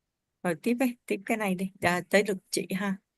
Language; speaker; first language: Vietnamese; native; Vietnamese